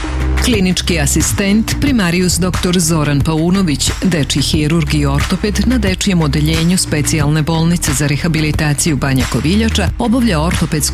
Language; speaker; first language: Serbian; native; Serbian